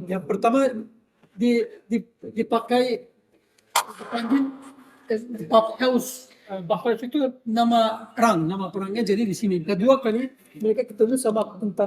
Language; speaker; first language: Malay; non-native, fluent; Turkish